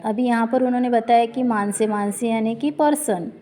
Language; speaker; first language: Hindi; non-native, local second language; Marathi